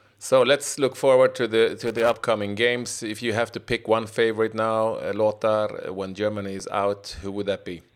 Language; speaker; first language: English; non-native, fluent; Swedish